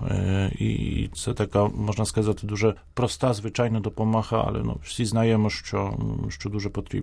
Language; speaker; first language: Ukrainian; non-native, fluent; Polish